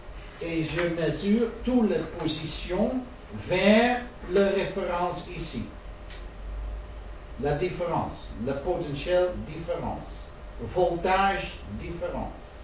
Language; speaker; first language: French; non-native, learner; Dutch